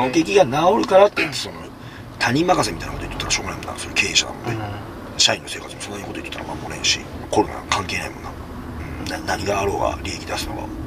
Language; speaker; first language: Japanese; native; Japanese